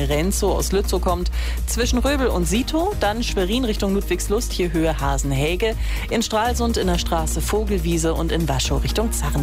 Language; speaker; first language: German; native; German